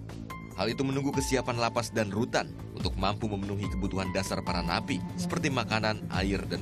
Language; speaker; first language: Indonesian; native; Indonesian